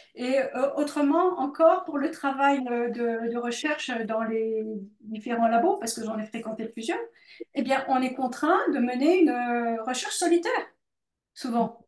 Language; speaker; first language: French; native; French